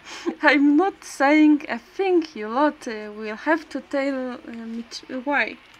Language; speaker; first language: English; non-native, learner; Polish